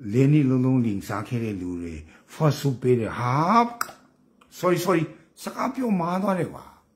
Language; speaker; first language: Burmese; non-native, local second language; Kachin